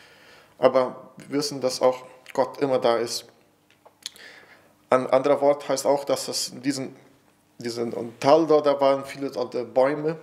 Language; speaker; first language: German; non-native, fluent; Portuguese